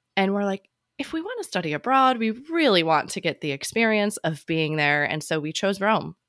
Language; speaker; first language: English; native; English